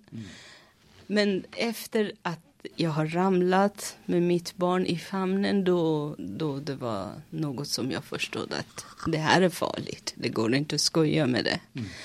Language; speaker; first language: Swedish; non-native, fluent; Persian